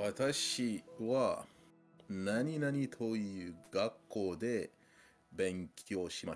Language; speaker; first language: Japanese; non-native, learner; French